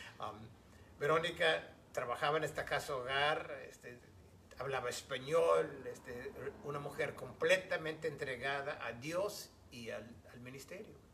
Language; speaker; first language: Spanish; non-native, fluent; English